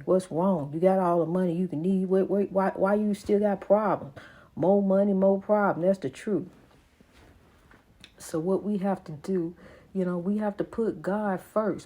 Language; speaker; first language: English; native; English